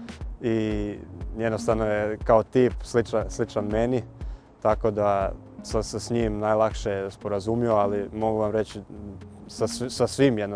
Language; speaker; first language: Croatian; early bilingual, heritage; Croatian